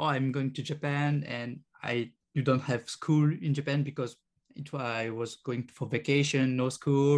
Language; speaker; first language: English; non-native, learner; French